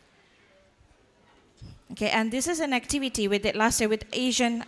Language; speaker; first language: English; non-native, local second language; Malay